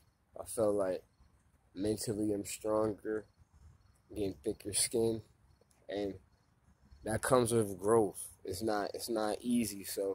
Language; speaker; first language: English; native; English